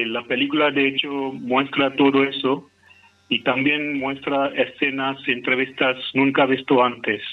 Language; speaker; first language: Spanish; non-native, fluent; Hindi